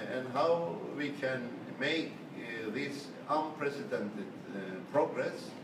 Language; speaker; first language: English; non-native, fluent; Turkish